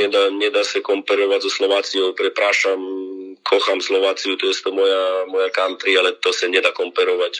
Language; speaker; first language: Polish; non-native, learner; Slovak